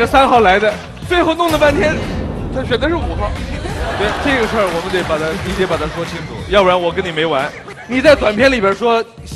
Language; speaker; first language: Chinese; native; Chinese